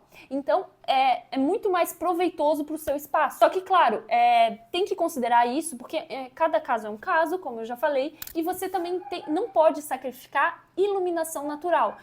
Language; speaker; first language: Portuguese; native; Portuguese